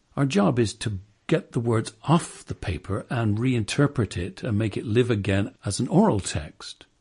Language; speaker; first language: English; native; English